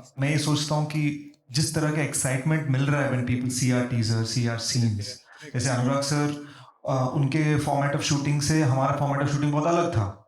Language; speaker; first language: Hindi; non-native, fluent; Telugu